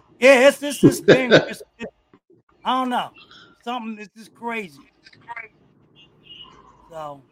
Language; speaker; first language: English; native; English